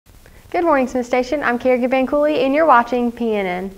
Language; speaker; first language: English; native; English